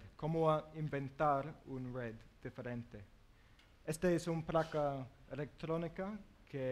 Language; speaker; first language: Spanish; non-native, learner; English